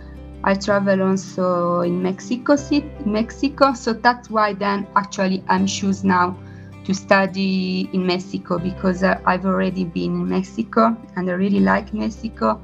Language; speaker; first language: English; non-native, learner; Italian